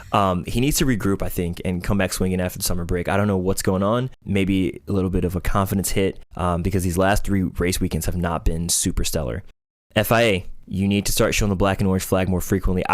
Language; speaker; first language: English; native; English